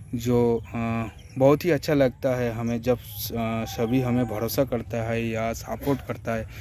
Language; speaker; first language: Hindi; non-native, local second language; Bangla